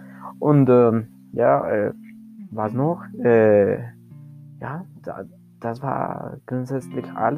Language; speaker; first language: German; non-native, learner; Spanish